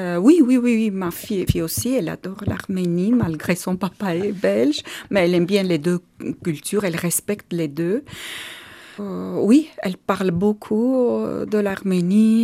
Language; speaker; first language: French; non-native, learner; Armenian